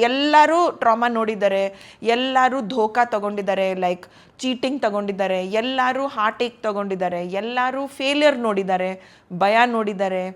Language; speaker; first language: Kannada; non-native, local second language; Hindi